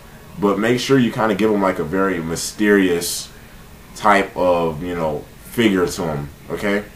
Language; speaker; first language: English; native; English